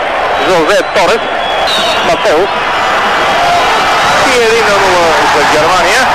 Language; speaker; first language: Bulgarian; native; Bulgarian